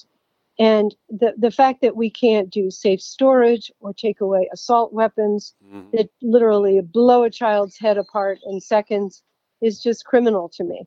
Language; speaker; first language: English; native; English